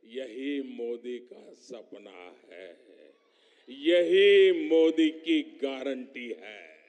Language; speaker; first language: Hindi; non-native, local second language; Gujarati